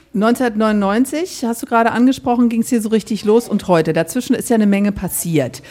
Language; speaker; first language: German; native; German